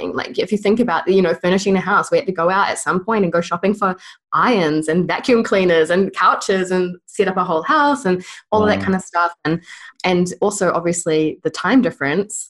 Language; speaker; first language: English; native; English